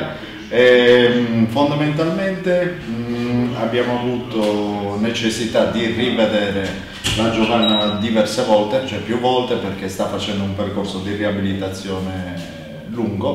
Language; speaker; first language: Italian; native; Italian